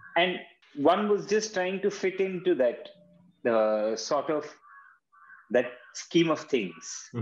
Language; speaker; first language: English; non-native, local second language; Hindi